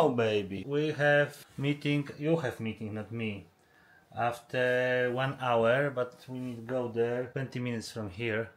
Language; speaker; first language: English; non-native, learner; Polish